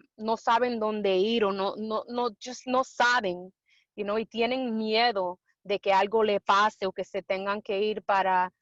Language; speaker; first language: Spanish; early bilingual, heritage; Spanish